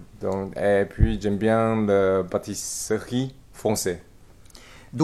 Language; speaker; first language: French; non-native, learner; Chinese